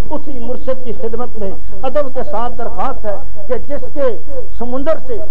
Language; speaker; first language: Urdu; non-native, local second language; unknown